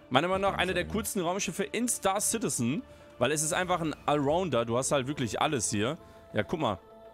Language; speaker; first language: German; native; German